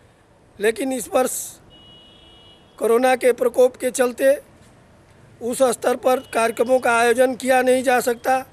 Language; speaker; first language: Hindi; native; Hindi